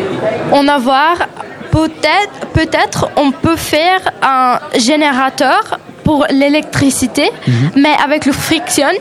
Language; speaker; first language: French; non-native, learner; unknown